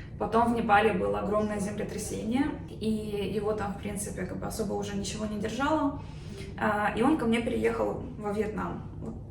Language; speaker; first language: Russian; native; Russian